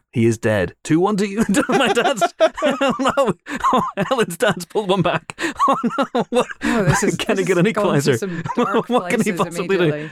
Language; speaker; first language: English; native; English